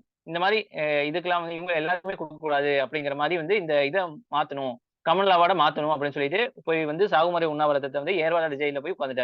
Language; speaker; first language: Tamil; native; Tamil